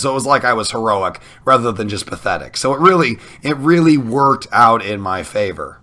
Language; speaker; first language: English; native; English